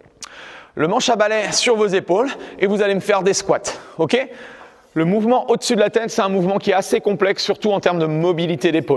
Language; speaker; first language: French; native; French